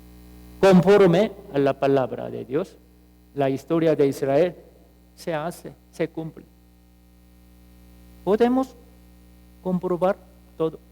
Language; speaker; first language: Spanish; non-native, fluent; Korean